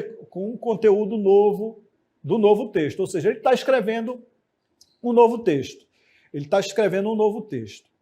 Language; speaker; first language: Portuguese; native; Portuguese